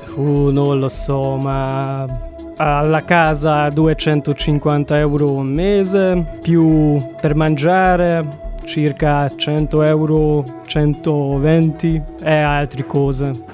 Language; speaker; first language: Italian; non-native, learner; Hungarian